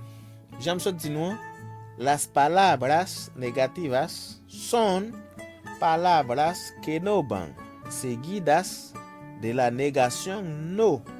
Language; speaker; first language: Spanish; non-native, learner; Haitian Creole